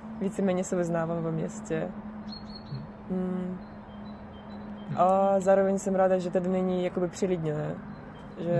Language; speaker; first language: Czech; non-native, fluent; Russian